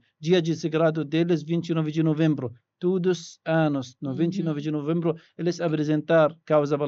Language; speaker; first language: Portuguese; non-native, learner; Arabic